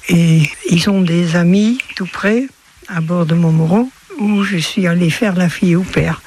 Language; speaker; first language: French; non-native, fluent; Dutch